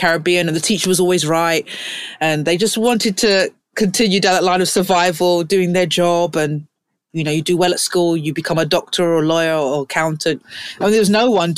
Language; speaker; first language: English; native; English